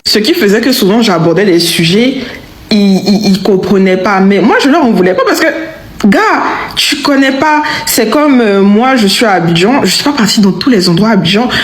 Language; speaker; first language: French; native; French